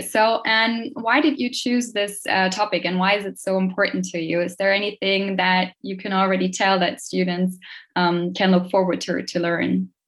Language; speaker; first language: English; non-native, fluent; German